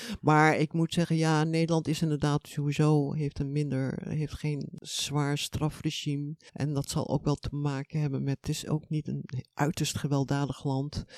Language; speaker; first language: Dutch; native; Dutch